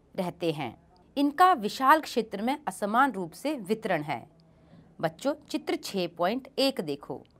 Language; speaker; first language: Hindi; native; Hindi